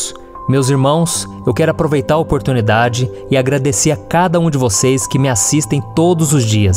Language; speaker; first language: Portuguese; native; Portuguese